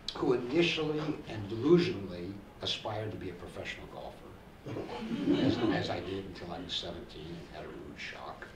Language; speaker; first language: English; native; English